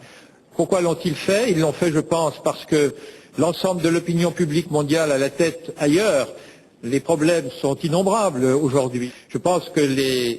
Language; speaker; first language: French; native; French